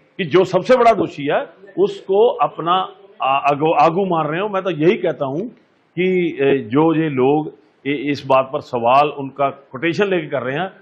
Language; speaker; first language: Hindi; non-native, local second language; Punjabi